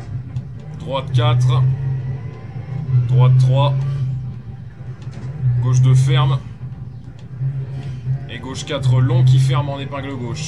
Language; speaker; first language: French; native; French